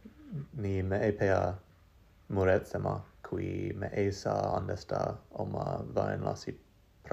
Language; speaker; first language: Estonian; non-native, learner; English